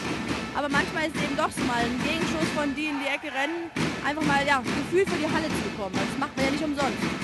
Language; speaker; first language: German; native; German